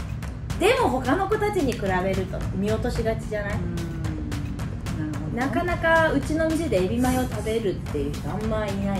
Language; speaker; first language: Japanese; native; Japanese